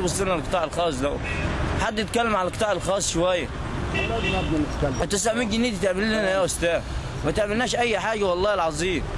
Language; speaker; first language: Arabic; native; Arabic